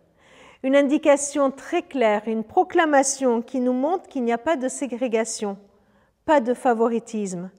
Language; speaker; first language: French; native; French